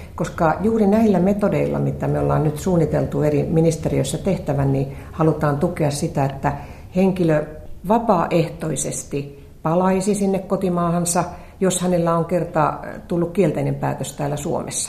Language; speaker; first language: Finnish; native; Finnish